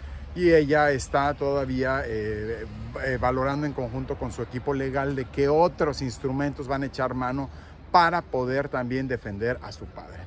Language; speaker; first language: Spanish; native; Spanish